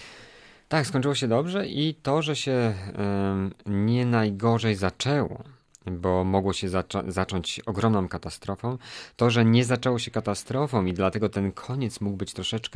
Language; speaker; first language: Polish; native; Polish